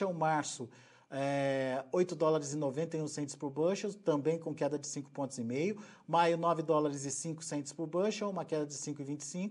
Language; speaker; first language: Portuguese; native; Portuguese